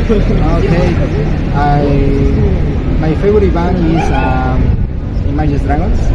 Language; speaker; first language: English; non-native, learner; Spanish